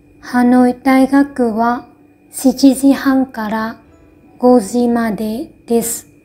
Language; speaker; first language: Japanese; non-native, fluent; Vietnamese